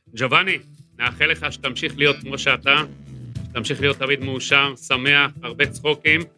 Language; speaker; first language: Hebrew; non-native, fluent; Croatian